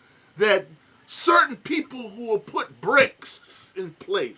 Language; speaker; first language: English; native; English